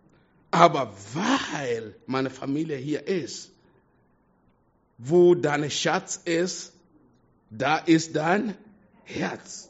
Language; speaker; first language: German; non-native, fluent; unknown